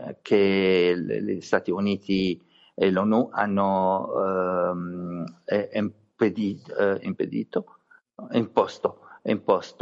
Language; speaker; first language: Italian; non-native, fluent; Arabic